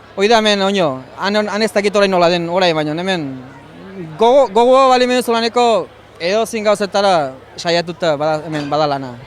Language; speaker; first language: Basque; native; Basque